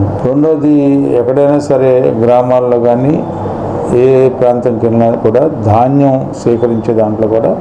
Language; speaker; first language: Telugu; native; Telugu